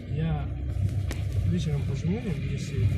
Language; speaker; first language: Russian; non-native, learner; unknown